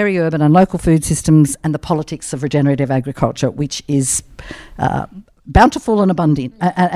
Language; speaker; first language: English; native; English